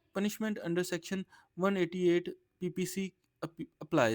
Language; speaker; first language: English; non-native, local second language; Urdu